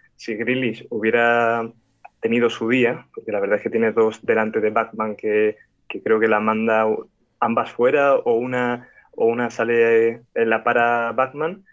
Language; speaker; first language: Spanish; native; Spanish